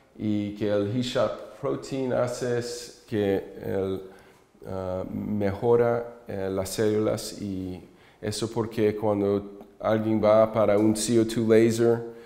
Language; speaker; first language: Spanish; early bilingual, heritage; English